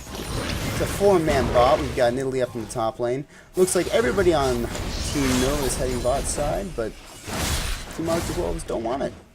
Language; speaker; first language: English; native; English